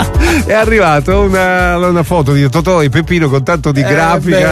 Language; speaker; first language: Italian; native; Italian